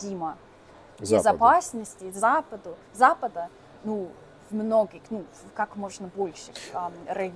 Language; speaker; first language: Russian; non-native, fluent; English